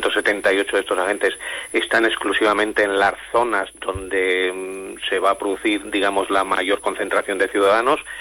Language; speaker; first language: Spanish; native; Spanish